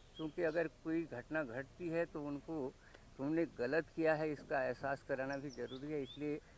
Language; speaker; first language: Hindi; native; Hindi